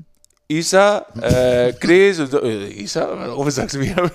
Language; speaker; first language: German; non-native, learner; Spanish